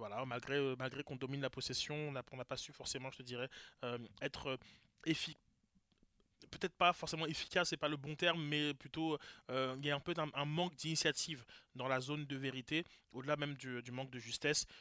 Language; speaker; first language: French; native; French